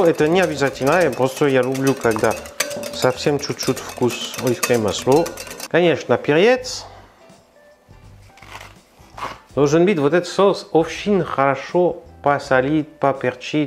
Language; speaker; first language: Russian; non-native, learner; French